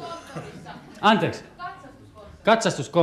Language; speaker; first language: Finnish; native; Finnish